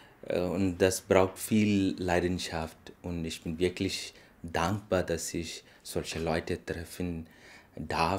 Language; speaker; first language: German; non-native, fluent; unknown